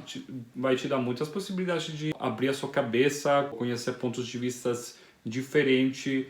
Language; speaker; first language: Portuguese; non-native, fluent; Italian